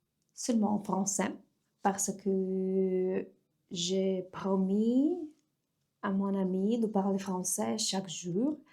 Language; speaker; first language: French; non-native, learner; Russian